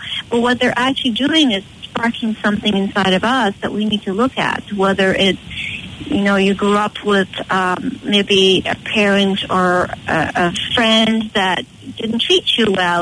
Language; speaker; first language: English; native; English